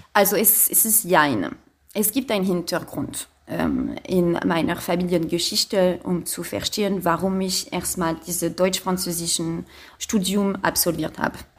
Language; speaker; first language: German; non-native, fluent; French